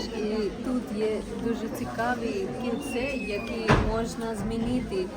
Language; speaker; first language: Ukrainian; non-native, learner; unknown